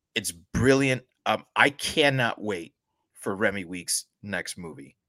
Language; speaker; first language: English; native; English